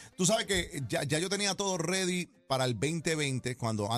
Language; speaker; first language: Spanish; early bilingual, heritage; Spanish